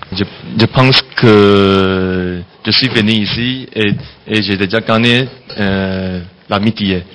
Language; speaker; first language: French; non-native, fluent; Chinese